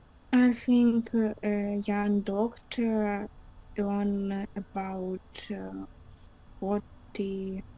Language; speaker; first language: English; non-native, learner; Russian